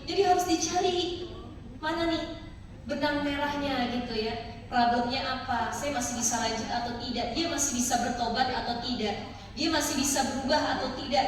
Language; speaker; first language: Indonesian; native; Indonesian